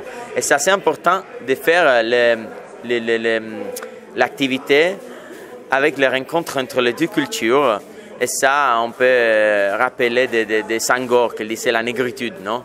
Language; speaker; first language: French; non-native, fluent; Italian